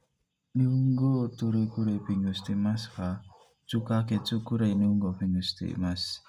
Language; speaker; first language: Japanese; non-native, learner; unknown